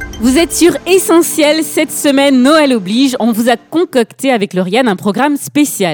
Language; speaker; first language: French; native; French